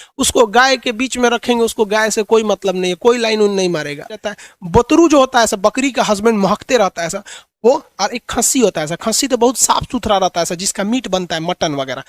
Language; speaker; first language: Hindi; native; Hindi